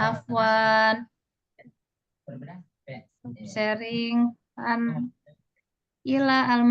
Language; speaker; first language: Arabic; non-native, fluent; Indonesian